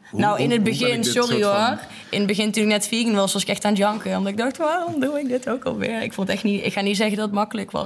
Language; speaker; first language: Dutch; native; Dutch